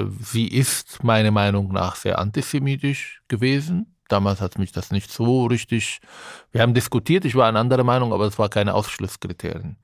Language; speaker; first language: German; non-native, fluent; Arabic